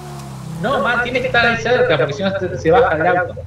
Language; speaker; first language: Spanish; native; Spanish